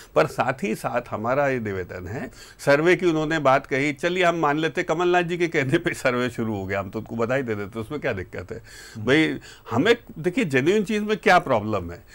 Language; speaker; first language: Hindi; native; Hindi